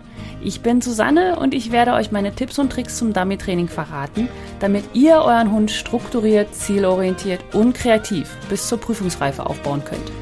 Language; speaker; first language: German; native; German